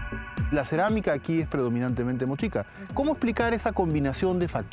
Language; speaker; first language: Spanish; native; Spanish